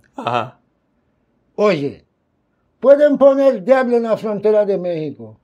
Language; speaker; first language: Spanish; non-native, fluent; Haitian Creole